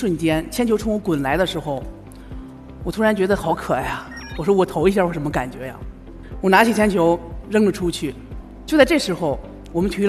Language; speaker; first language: Chinese; native; Chinese